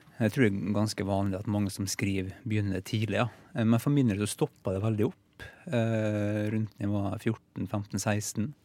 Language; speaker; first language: Norwegian; native; Norwegian